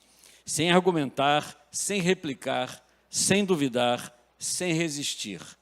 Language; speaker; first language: Portuguese; native; Portuguese